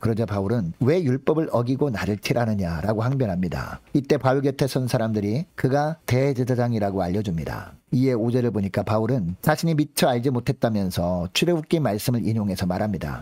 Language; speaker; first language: Korean; native; Korean